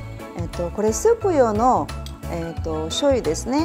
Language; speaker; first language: Japanese; non-native, fluent; Korean